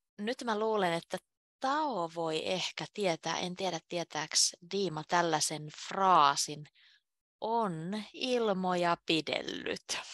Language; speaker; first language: Finnish; native; Finnish